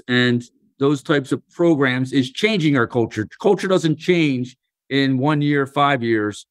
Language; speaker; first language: English; native; English